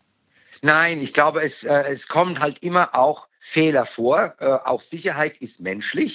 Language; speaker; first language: German; native; German